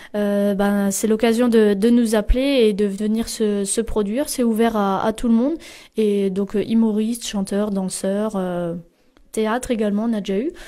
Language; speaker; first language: French; native; French